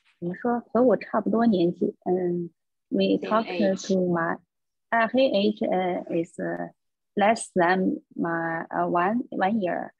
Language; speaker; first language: English; non-native, learner; Chinese